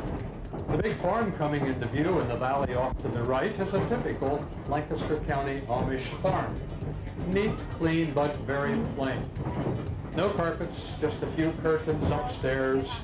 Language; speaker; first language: English; native; English